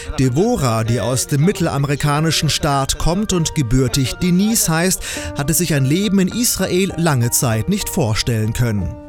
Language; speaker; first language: German; native; German